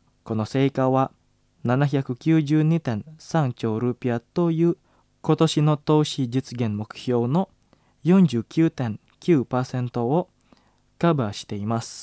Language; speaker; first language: Japanese; non-native, fluent; Indonesian